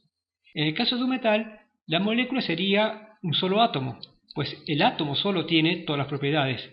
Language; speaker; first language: Spanish; native; Spanish